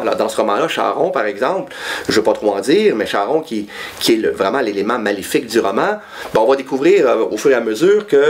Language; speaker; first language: French; native; French